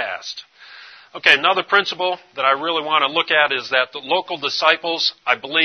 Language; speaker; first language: English; native; English